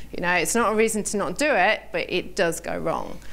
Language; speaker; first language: English; native; English